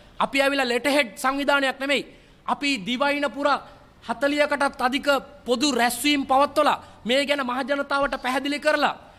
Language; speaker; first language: Sinhala; non-native, local second language; Tamil